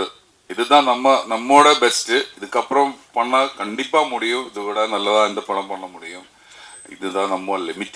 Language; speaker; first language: Tamil; non-native, learner; Malayalam